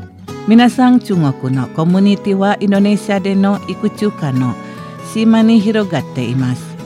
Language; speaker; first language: Japanese; non-native, fluent; Indonesian